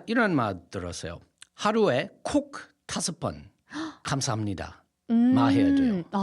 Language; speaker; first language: Korean; non-native, fluent; English